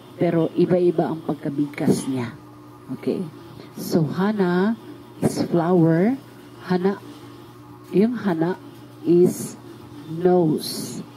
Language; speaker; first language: Filipino; non-native, local second language; Cebuano